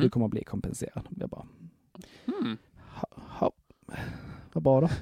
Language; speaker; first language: Swedish; native; Swedish